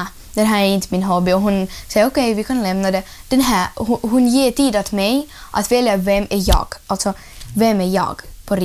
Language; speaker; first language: Swedish; non-native, learner; Russian